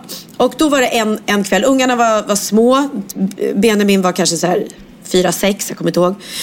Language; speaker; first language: Swedish; native; Swedish